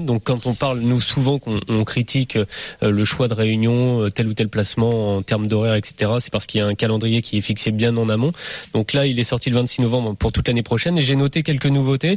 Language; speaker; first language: French; native; French